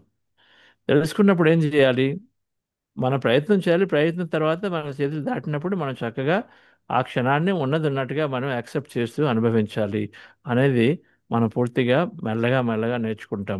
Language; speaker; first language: Telugu; native; Telugu